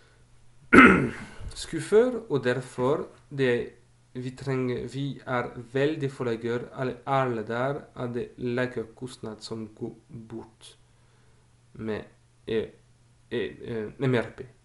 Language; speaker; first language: Norwegian; non-native, fluent; French